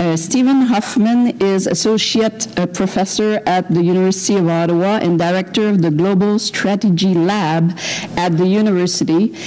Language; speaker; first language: English; non-native, local second language; French